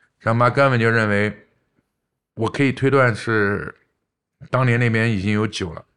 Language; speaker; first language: Chinese; native; Chinese